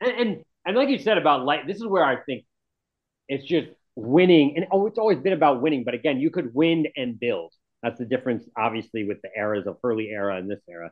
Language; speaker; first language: English; native; English